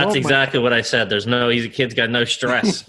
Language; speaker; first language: English; native; English